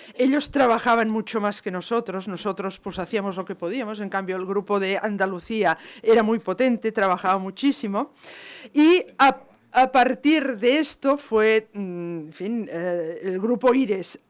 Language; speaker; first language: Spanish; non-native, local second language; Catalan